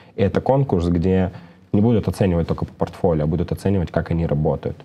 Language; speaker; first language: Russian; native; Russian